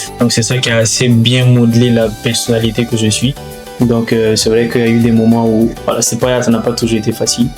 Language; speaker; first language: French; non-native, local second language; Fula